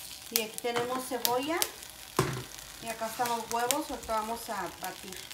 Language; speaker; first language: Spanish; native; Spanish